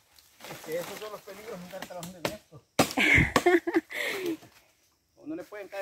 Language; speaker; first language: Spanish; native; Spanish